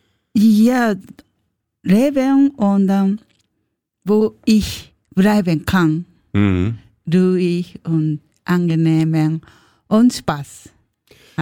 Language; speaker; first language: German; non-native, learner; Japanese